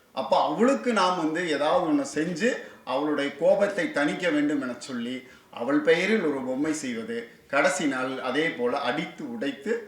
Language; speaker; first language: Tamil; native; Tamil